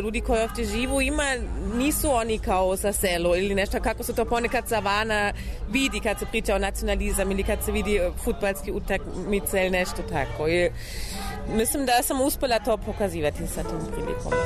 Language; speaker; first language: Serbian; non-native, learner; German